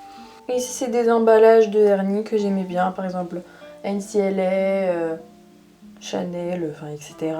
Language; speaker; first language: French; native; French